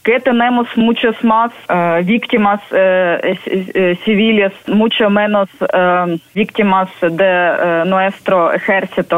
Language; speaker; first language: Spanish; non-native, learner; Ukrainian